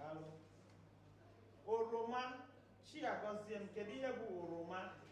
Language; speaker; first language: Igbo; native; Igbo